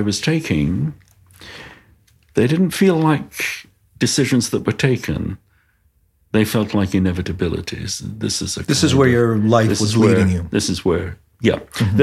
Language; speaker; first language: English; native; English